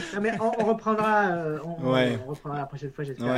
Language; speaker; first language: French; native; French